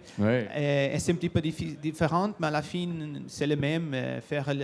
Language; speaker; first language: French; non-native, learner; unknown